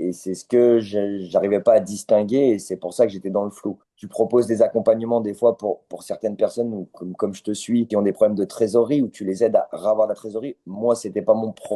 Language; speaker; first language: French; native; French